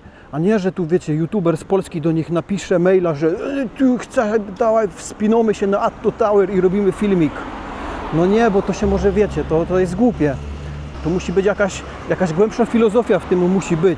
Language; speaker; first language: Polish; native; Polish